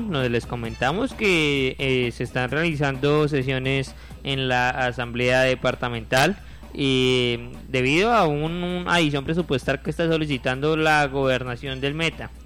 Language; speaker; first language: Spanish; native; Spanish